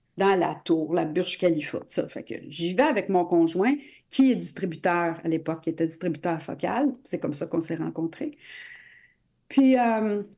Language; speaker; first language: French; non-native, local second language; English